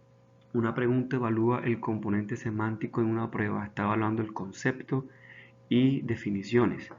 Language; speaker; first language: Spanish; native; Spanish